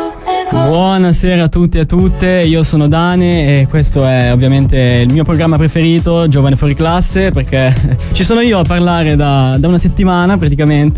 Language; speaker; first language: Italian; native; Italian